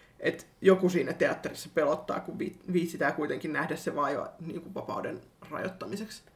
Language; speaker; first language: Finnish; native; Finnish